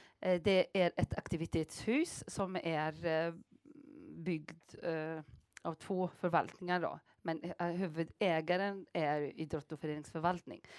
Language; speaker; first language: Swedish; non-native, fluent; Arabic